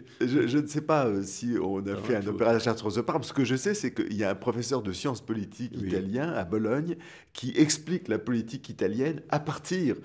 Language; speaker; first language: French; native; French